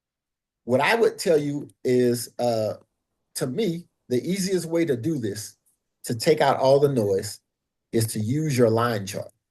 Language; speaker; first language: English; native; English